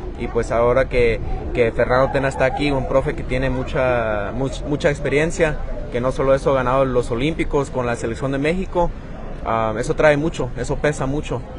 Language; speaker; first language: Spanish; early bilingual, heritage; Spanish